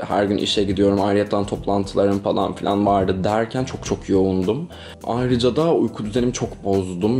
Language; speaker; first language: Turkish; native; Turkish